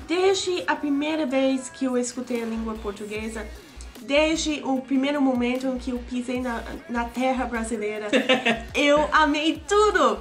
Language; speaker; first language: Portuguese; non-native, fluent; English